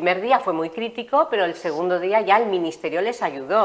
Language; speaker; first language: Spanish; native; Spanish